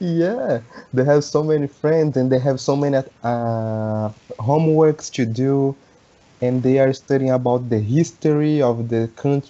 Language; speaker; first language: English; non-native, learner; Portuguese